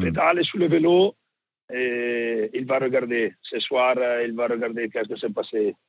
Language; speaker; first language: French; non-native, learner; Italian